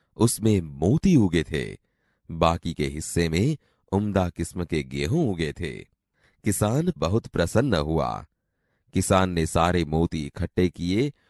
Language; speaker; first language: Hindi; non-native, local second language; Gujarati